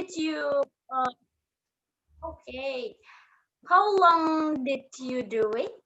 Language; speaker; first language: English; non-native, learner; Indonesian